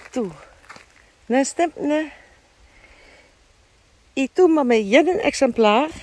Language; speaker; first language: Polish; non-native, learner; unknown